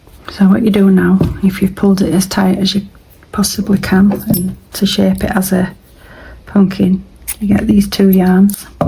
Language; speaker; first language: English; native; English